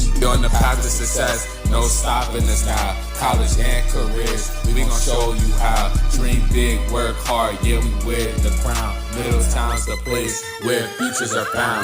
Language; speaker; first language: English; native; English